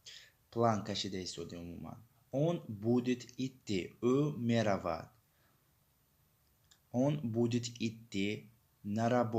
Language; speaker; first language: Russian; non-native, fluent; Tajik